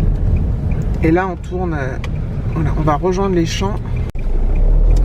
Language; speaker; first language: French; native; French